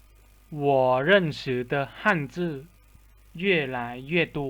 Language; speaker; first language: Chinese; non-native, fluent; Lao